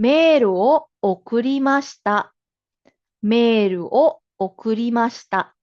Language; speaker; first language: Japanese; non-native, fluent; Filipino